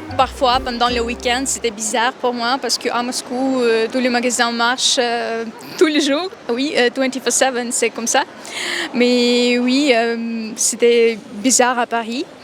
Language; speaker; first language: French; non-native, fluent; Russian